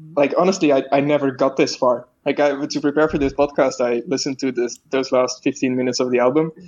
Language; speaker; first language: English; non-native, fluent; Dutch